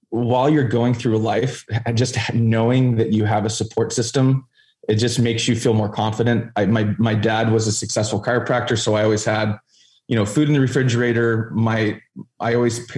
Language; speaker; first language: English; native; English